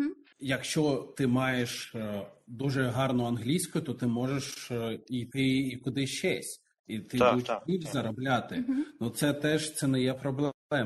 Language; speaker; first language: Ukrainian; non-native, local second language; Russian